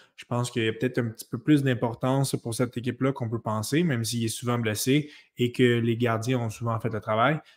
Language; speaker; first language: French; native; French